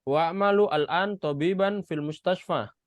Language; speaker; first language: Arabic; non-native, fluent; Indonesian